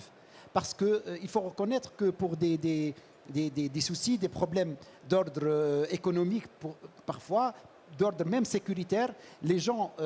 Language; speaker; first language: French; non-native, local second language; Arabic